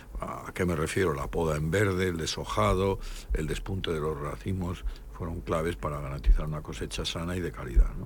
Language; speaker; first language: Spanish; native; Spanish